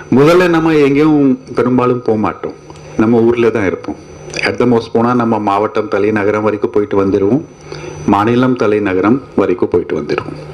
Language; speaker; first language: Tamil; non-native, fluent; Hindi